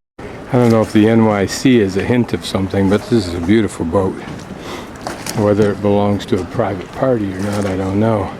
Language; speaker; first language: English; native; English